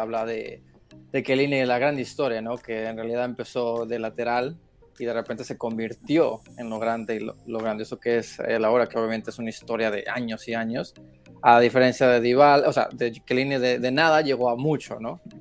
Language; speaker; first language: Spanish; early bilingual, heritage; Spanish